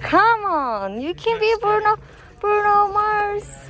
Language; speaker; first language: English; non-native, fluent; Turkish